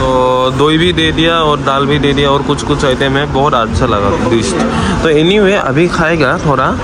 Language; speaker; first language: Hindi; non-native, local second language; Assamese